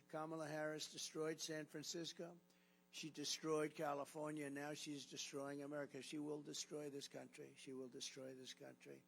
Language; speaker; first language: English; native; English